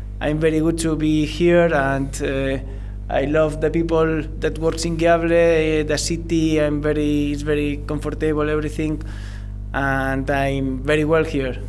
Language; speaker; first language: English; non-native, learner; Spanish